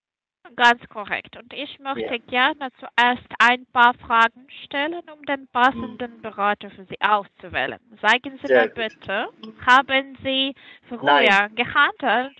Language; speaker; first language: German; non-native, fluent; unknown